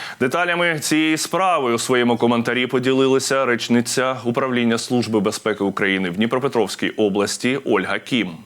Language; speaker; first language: Ukrainian; native; Ukrainian